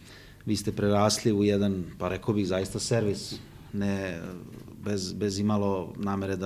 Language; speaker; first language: Bosnian; native; Bosnian